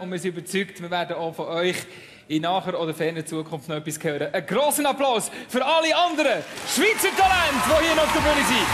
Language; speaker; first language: German; native; German